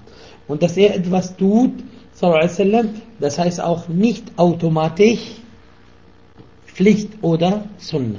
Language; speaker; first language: German; non-native, fluent; Arabic